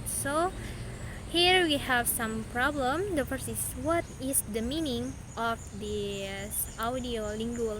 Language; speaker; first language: English; non-native, learner; Indonesian